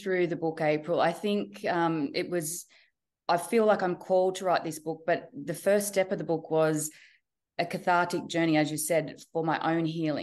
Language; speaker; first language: English; native; English